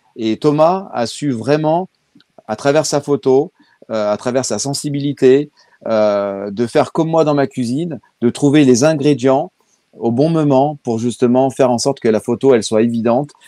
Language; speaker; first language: French; native; French